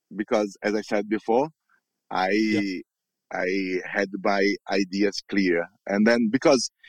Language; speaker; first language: English; non-native, learner; Portuguese